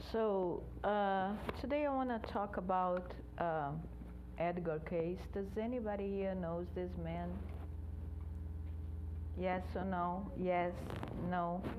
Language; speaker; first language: English; non-native, fluent; Portuguese